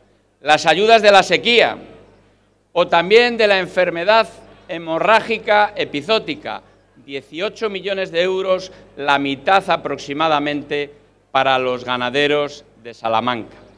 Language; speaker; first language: Spanish; native; Spanish